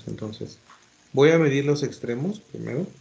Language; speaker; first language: Spanish; native; Spanish